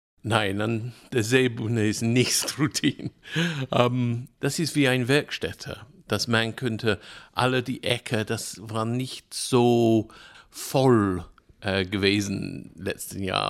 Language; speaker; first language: German; non-native, fluent; English